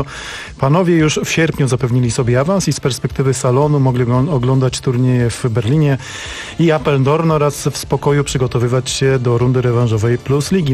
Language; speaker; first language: Polish; native; Polish